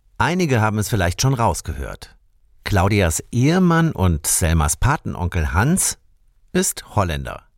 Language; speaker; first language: German; native; German